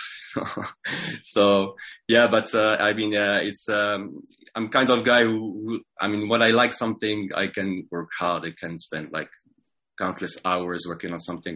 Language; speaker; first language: English; non-native, fluent; French